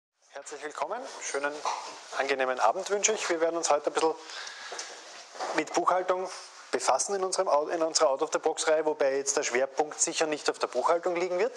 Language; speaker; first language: German; native; German